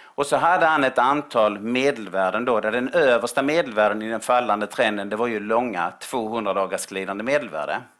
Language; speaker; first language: Swedish; native; Swedish